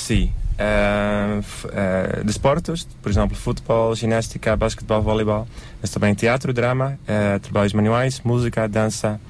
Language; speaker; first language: Portuguese; non-native, learner; Dutch